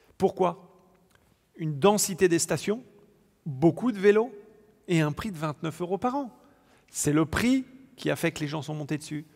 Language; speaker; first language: French; native; French